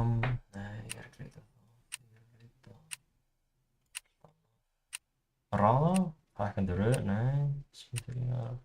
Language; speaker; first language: Icelandic; non-native, learner; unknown